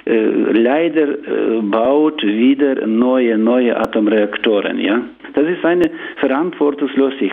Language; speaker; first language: German; non-native, learner; Ukrainian